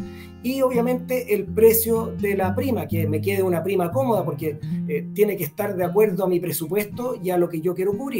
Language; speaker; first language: Spanish; native; Spanish